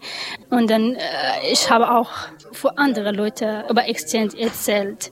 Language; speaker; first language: German; non-native, learner; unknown